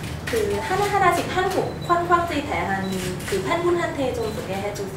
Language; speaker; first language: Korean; non-native, fluent; Thai